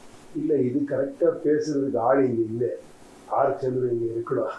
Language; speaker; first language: Tamil; non-native, learner; Kannada